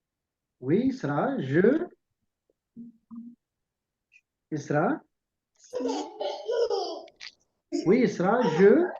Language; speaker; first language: French; non-native, local second language; Arabic